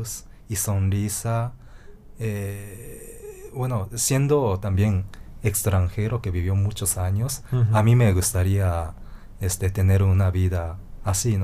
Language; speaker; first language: Spanish; non-native, fluent; Japanese